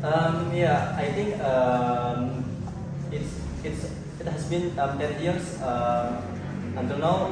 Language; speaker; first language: English; non-native, learner; Indonesian